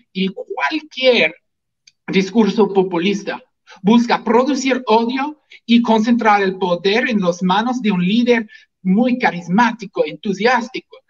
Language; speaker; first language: Spanish; non-native, fluent; English